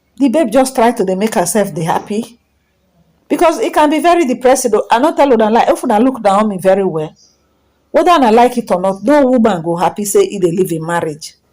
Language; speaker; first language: Nigerian Pidgin; native; Nigerian Pidgin